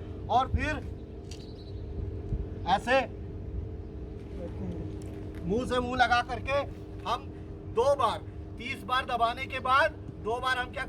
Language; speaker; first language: Hindi; native; Hindi